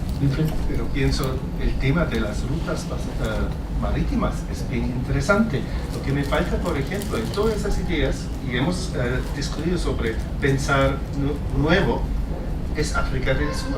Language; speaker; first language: Spanish; non-native, fluent; German